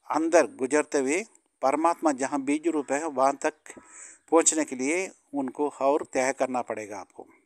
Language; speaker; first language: Hindi; non-native, local second language; Tamil